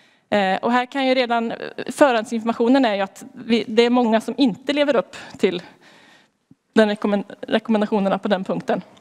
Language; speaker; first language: Swedish; native; Swedish